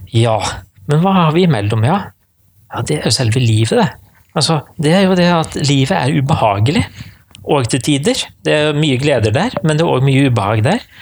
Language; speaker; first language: Norwegian; native; Norwegian